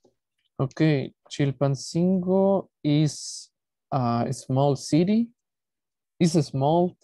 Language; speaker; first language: English; non-native, fluent; Spanish